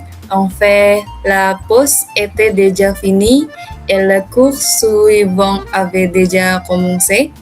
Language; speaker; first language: French; non-native, learner; Indonesian